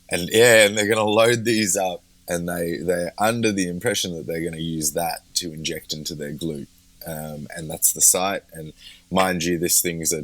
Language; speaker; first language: English; native; English